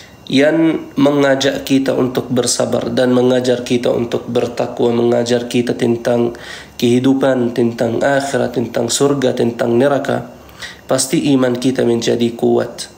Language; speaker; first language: Indonesian; non-native, fluent; Arabic